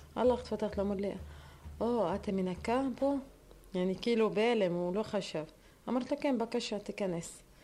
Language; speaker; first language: Hebrew; non-native, learner; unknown